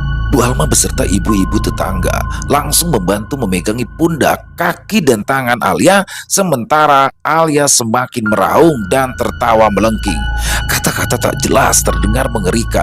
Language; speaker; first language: Indonesian; native; Indonesian